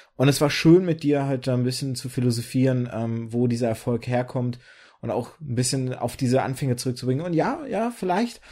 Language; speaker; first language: German; early bilingual, other home language; Russian